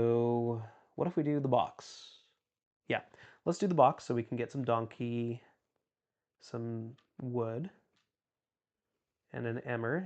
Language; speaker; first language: English; native; English